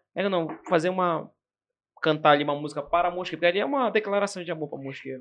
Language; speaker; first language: Portuguese; native; Portuguese